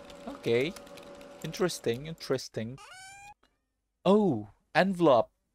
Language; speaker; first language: English; non-native, fluent; Indonesian